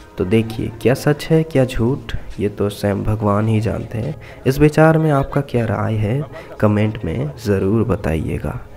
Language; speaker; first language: Hindi; non-native, local second language; Bangla